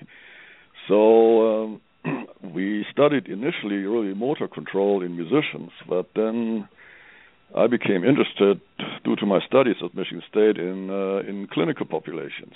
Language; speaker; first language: English; non-native, fluent; German